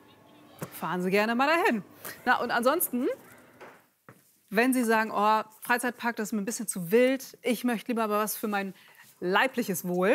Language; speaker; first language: German; native; German